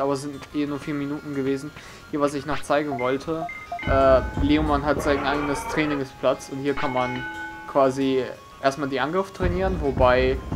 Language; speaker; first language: German; native; German